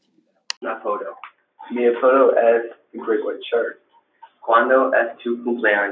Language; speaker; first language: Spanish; non-native, learner; English